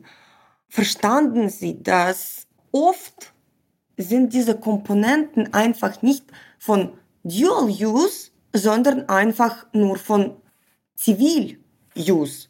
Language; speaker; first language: German; non-native, fluent; Ukrainian